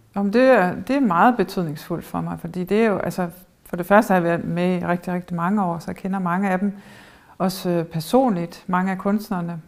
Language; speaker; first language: Danish; early bilingual, heritage; German